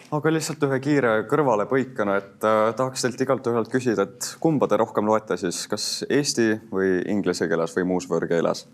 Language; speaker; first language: Estonian; native; Estonian